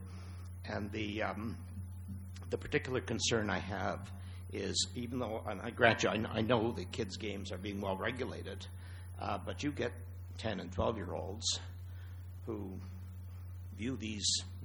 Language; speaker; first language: English; native; English